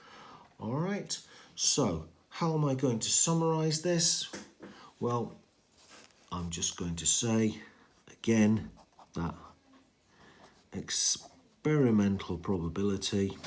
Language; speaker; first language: English; native; English